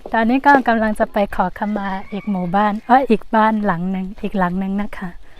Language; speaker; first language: Thai; non-native, local second language; Shan